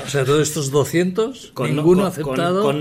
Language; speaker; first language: Spanish; native; Spanish